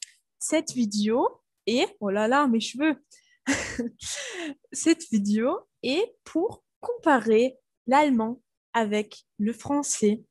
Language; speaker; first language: French; non-native, fluent; German